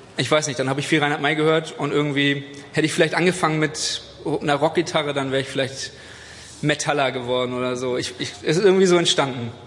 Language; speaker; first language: German; native; German